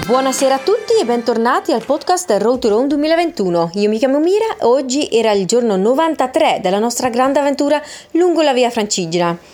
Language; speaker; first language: Italian; non-native, fluent; Dutch